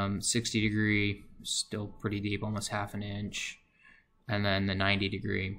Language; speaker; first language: English; native; English